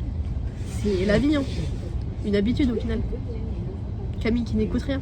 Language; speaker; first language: French; native; French